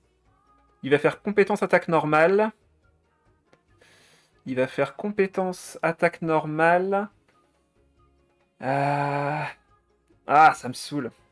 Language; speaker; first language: French; native; French